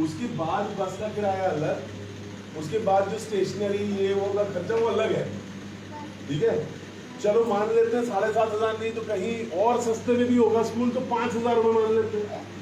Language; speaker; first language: Hindi; non-native, local second language; Gujarati